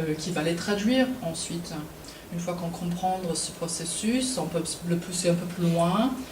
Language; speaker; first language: French; non-native, fluent; English